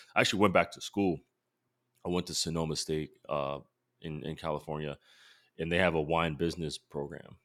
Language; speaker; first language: English; native; English